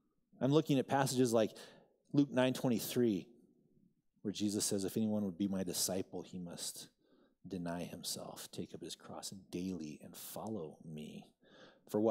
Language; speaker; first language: English; native; English